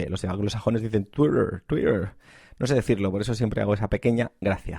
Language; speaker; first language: Spanish; native; Spanish